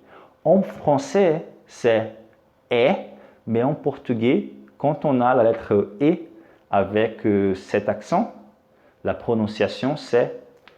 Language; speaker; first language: French; non-native, fluent; Portuguese